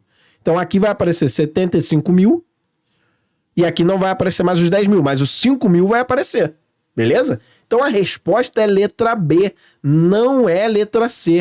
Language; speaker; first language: Portuguese; native; Portuguese